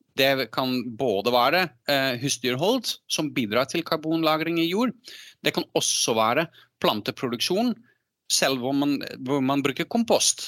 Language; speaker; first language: Norwegian; non-native, fluent; Dutch